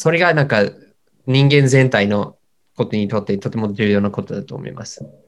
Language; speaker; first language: Japanese; non-native, fluent; English